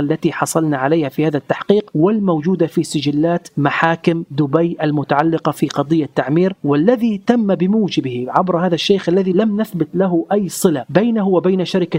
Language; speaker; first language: Arabic; native; Arabic